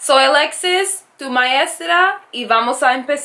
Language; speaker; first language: Spanish; non-native, fluent; English